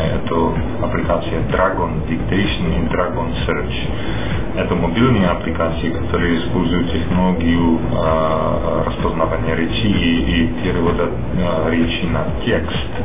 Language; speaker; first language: Russian; non-native, fluent; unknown